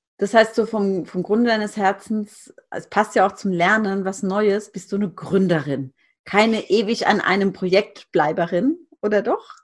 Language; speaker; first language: German; native; German